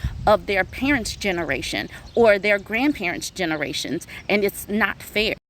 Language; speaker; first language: English; native; English